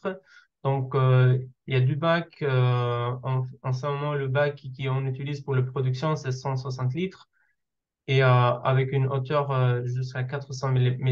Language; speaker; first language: French; non-native, learner; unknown